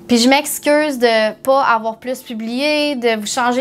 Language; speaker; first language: French; native; French